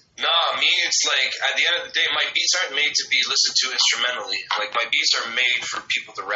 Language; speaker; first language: English; non-native, fluent; French